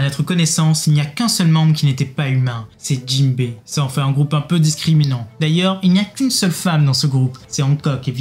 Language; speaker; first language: French; native; French